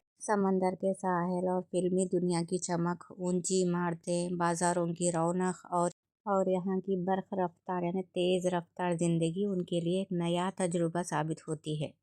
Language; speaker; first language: Urdu; native; Urdu